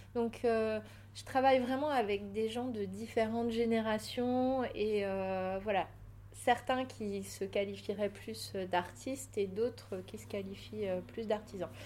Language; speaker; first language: French; early bilingual, other home language; Portuguese